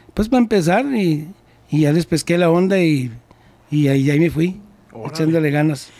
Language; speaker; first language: Spanish; early bilingual, heritage; Spanish